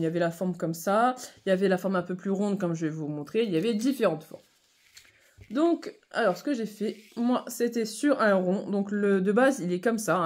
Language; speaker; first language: French; native; French